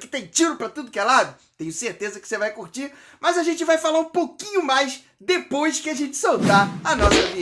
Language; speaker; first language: Portuguese; native; Portuguese